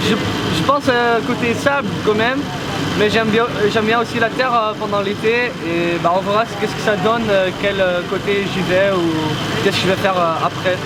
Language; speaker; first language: French; non-native, local second language; Dutch